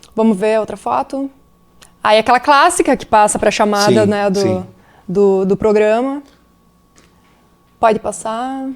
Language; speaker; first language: Portuguese; native; Portuguese